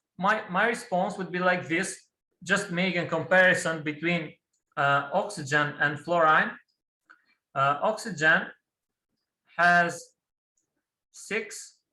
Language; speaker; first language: English; non-native, fluent; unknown